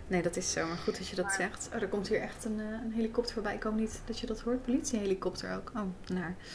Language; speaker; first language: Dutch; native; Dutch